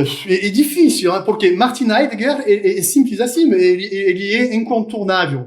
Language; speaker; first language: Portuguese; non-native, fluent; French